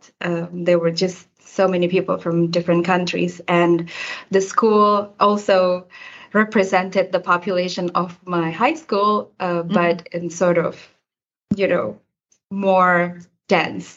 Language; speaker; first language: English; non-native, fluent; Indonesian